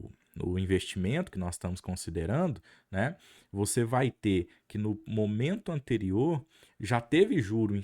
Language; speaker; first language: Portuguese; native; Portuguese